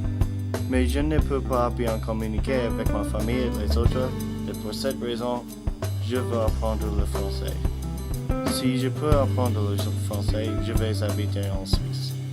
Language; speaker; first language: French; non-native, learner; English